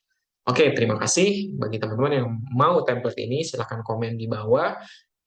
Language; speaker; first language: Indonesian; native; Indonesian